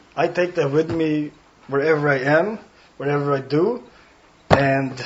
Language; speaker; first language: English; non-native, fluent; Swedish